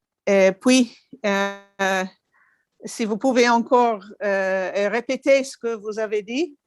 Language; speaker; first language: French; non-native, fluent; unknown